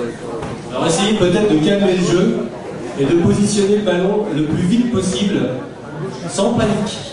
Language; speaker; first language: French; native; French